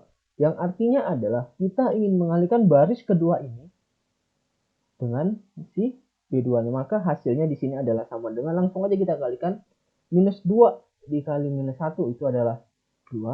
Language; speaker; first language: Indonesian; native; Indonesian